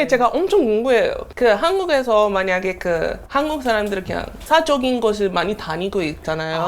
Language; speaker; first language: Korean; non-native, fluent; English